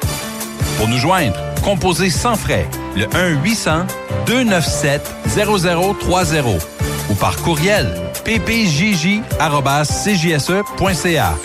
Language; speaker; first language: French; native; French